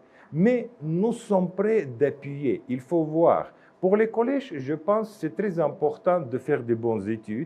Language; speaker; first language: French; non-native, fluent; Russian